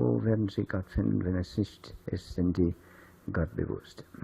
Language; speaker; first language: German; non-native, fluent; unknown